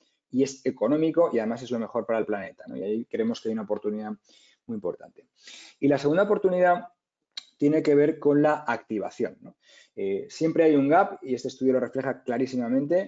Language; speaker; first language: Spanish; native; Spanish